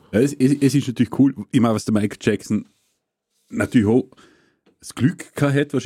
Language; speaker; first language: German; native; German